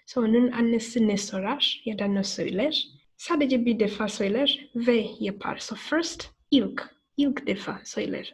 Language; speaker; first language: Turkish; non-native, fluent; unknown